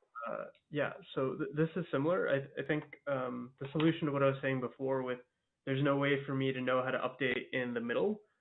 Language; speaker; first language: English; native; English